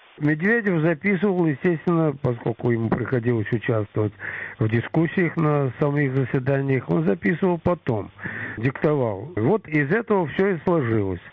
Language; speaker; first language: Russian; native; Russian